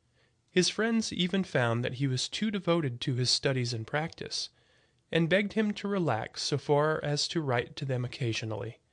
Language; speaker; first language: English; native; English